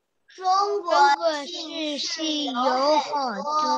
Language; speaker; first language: Chinese; early bilingual, heritage; Chinese